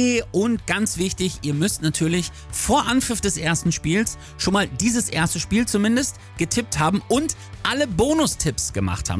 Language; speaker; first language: German; native; German